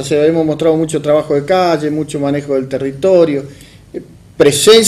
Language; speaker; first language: Spanish; native; Spanish